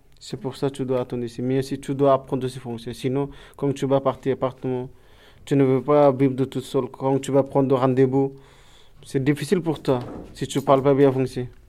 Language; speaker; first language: French; non-native, learner; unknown